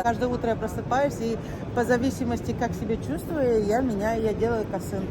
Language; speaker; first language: Russian; non-native, fluent; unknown